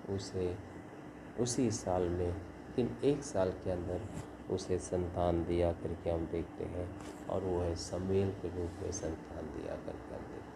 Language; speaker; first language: Hindi; non-native, local second language; Kannada